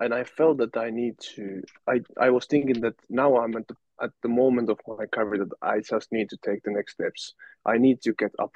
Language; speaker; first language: English; non-native, fluent; Finnish